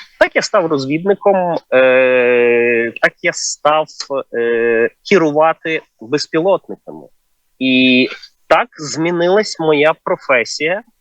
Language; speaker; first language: Ukrainian; native; Ukrainian